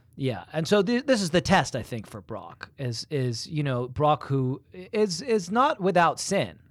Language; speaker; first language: English; native; English